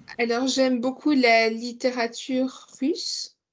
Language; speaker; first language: French; non-native, learner; English